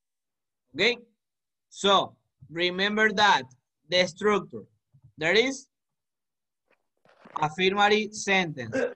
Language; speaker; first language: English; non-native, learner; Spanish